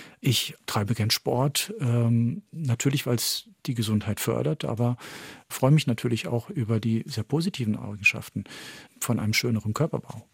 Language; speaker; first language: German; early bilingual, heritage; French